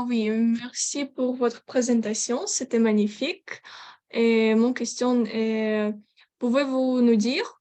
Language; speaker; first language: French; non-native, learner; Ukrainian